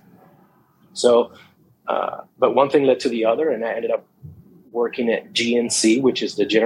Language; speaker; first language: English; non-native, fluent; Spanish